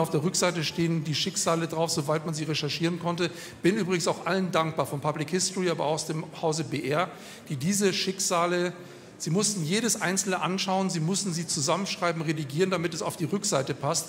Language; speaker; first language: German; native; German